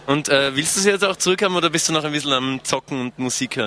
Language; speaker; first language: German; native; German